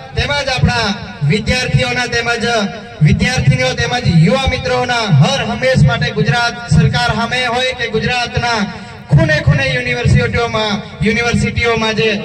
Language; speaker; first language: Gujarati; non-native, local second language; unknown